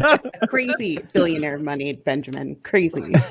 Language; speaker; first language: English; native; English